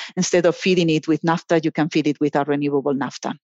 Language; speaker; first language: English; non-native, fluent; Spanish